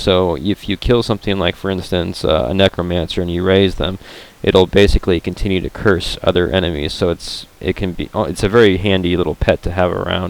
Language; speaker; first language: English; native; English